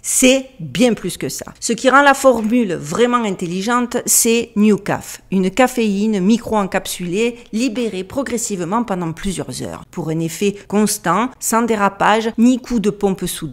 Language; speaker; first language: French; native; French